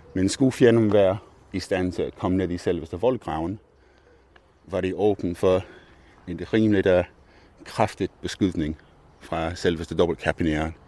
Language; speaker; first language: Danish; non-native, fluent; English